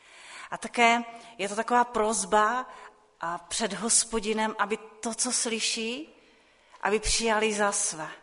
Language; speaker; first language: Czech; non-native, local second language; Polish